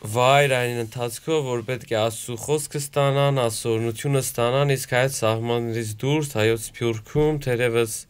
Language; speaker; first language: Armenian; native; Armenian